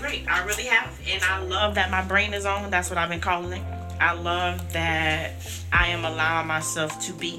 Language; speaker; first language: English; native; English